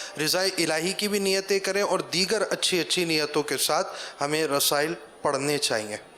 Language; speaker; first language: Urdu; native; Urdu